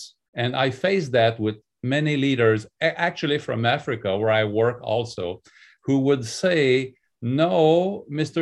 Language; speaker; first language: English; non-native, fluent; French